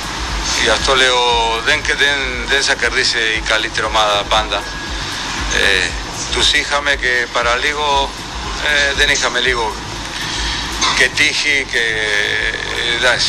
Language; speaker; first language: Greek; non-native, fluent; Spanish